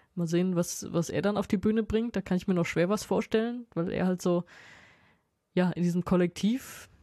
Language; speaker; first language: German; native; German